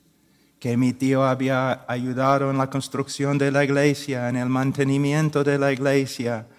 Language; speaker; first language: Spanish; non-native, fluent; English